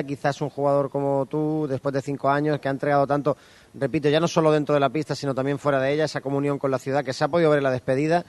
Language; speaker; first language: Spanish; native; Spanish